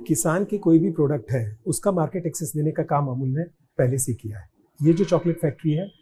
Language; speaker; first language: Hindi; non-native, local second language; Gujarati